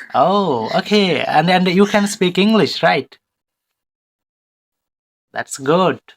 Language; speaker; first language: English; non-native, fluent; Bangla